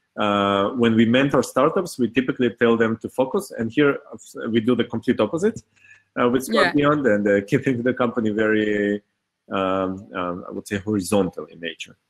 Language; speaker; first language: English; early bilingual, other home language; Hebrew